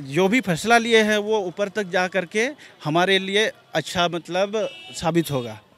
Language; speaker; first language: Hindi; native; Hindi